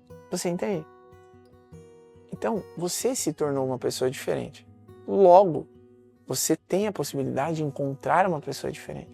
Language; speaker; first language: Portuguese; native; Portuguese